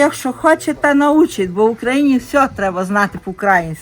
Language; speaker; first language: Ukrainian; non-native, local second language; Hungarian